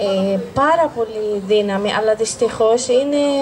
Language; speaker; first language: Greek; non-native, fluent; Arabic